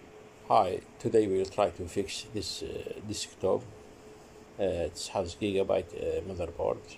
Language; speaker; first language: English; non-native, learner; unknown